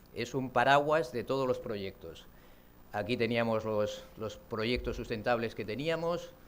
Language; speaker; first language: Spanish; native; Spanish